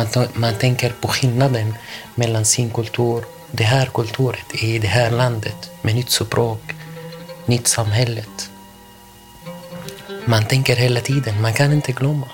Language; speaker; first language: Swedish; non-native, learner; Arabic